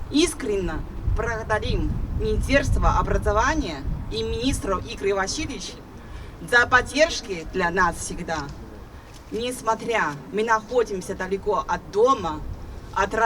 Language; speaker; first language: Russian; non-native, fluent; Chinese